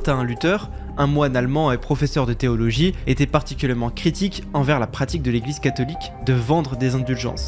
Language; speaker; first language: French; native; French